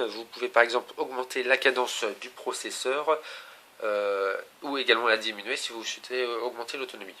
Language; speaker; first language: French; native; French